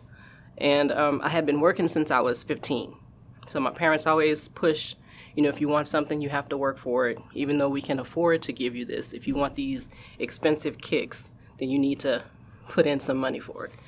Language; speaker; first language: English; native; English